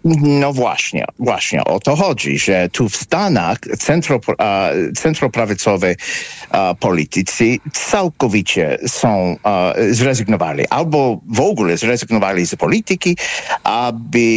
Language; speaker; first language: Polish; non-native, fluent; English